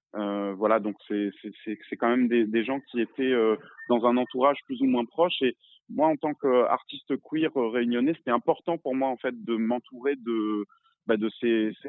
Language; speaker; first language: French; native; French